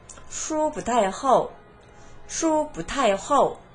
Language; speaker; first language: Chinese; non-native, fluent; Korean